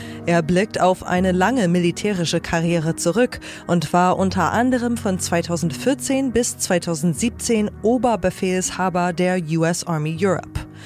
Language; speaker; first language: German; native; German